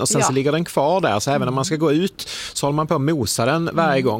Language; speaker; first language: Swedish; native; Swedish